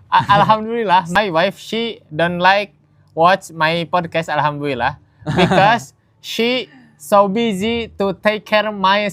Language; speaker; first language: English; non-native, learner; Indonesian